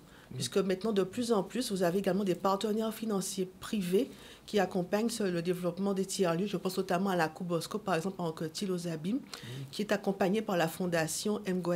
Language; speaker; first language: French; native; French